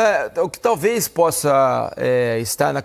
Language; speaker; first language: Portuguese; native; Portuguese